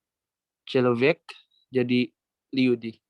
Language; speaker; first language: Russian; non-native, learner; Indonesian